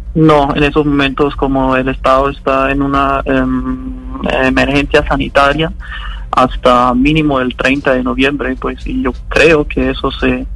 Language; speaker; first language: Spanish; non-native, fluent; German